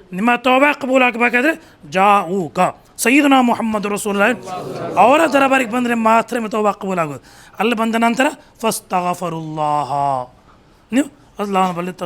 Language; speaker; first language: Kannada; non-native, local second language; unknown